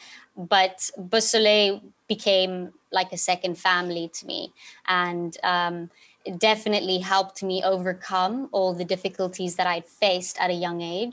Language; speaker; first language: English; native; English